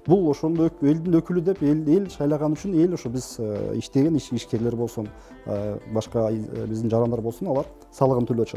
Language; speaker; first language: Kyrgyz; native; Kyrgyz